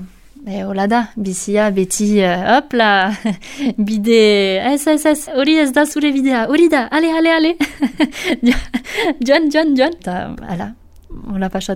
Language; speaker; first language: Basque; non-native, local second language; French